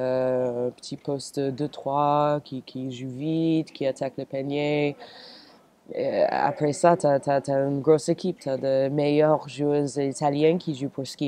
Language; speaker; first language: French; non-native, fluent; English